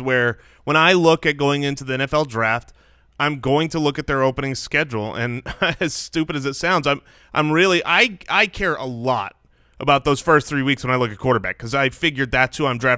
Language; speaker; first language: English; native; English